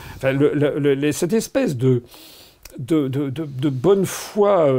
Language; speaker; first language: French; native; French